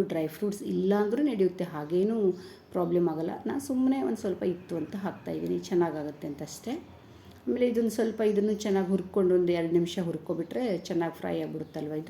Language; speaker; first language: Kannada; native; Kannada